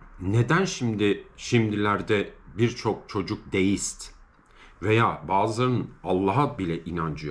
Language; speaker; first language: Turkish; native; Turkish